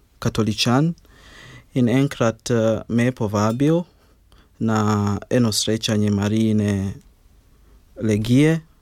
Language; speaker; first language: Slovenian; non-native, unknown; Ganda